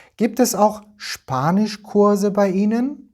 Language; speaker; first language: German; non-native, fluent; Persian